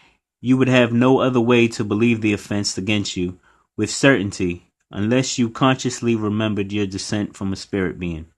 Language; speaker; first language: English; native; English